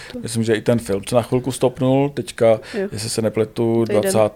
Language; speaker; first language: Czech; native; Czech